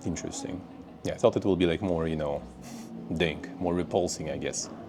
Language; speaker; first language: English; non-native, fluent; Russian